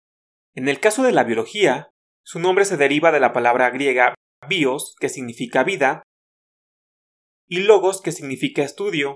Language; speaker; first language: Spanish; native; Spanish